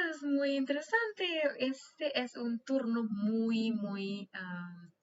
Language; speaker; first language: Spanish; non-native, learner; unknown